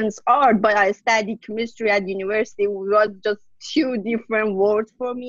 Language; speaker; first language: English; non-native, learner; Persian